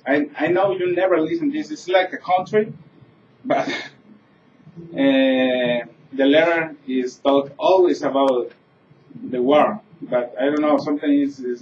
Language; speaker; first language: English; non-native, learner; Spanish